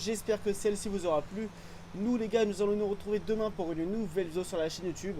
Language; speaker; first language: French; native; French